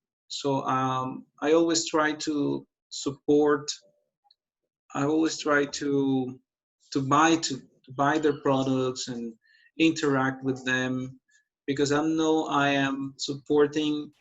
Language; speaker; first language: English; non-native, fluent; Spanish